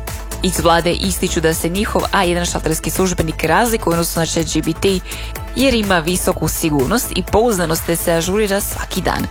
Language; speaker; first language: Croatian; native; Croatian